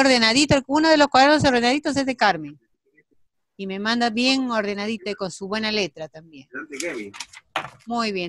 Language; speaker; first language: Spanish; native; Spanish